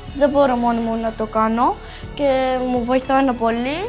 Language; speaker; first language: Greek; non-native, learner; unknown